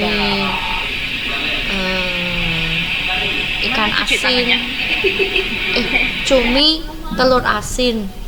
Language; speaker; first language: Indonesian; non-native, local second language; Javanese